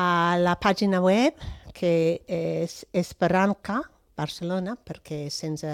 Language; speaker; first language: Catalan; non-native, fluent; English